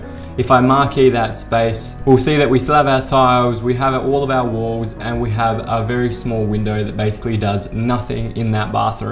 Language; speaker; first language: English; native; English